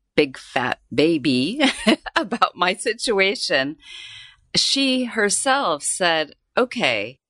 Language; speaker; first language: English; native; English